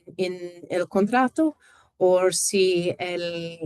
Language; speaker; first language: Spanish; non-native, fluent; English